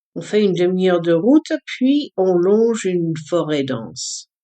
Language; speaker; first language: French; early bilingual, other home language; English